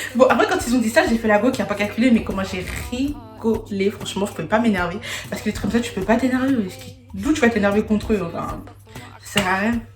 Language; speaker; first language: French; native; French